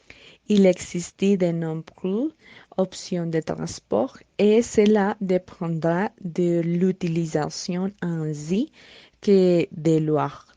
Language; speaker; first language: French; non-native, learner; Spanish